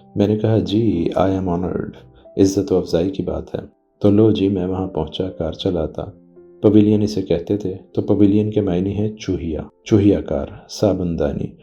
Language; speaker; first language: Urdu; non-native, local second language; Punjabi